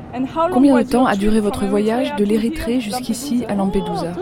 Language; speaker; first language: French; native; French